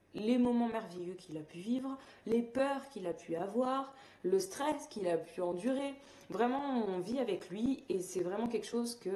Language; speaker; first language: French; native; French